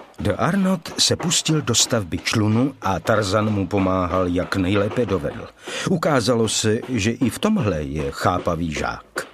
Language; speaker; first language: Czech; native; Czech